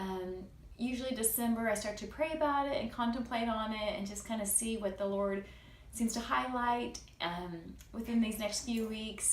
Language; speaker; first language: English; native; English